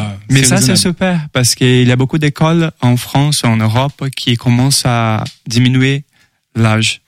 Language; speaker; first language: French; non-native, fluent; Portuguese